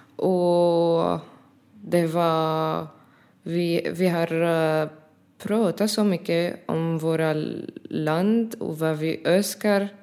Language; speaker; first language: Swedish; non-native, learner; Arabic